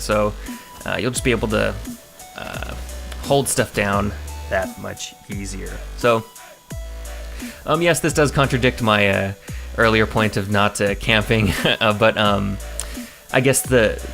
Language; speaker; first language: English; native; English